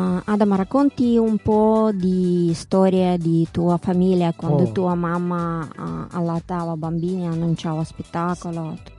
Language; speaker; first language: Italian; non-native, learner; Russian